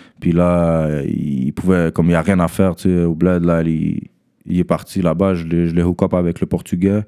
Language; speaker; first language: French; early bilingual, other home language; Russian